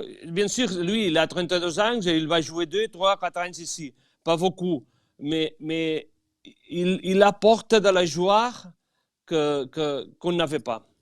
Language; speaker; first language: French; non-native, fluent; Catalan